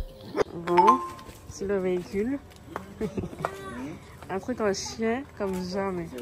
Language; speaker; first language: French; native; French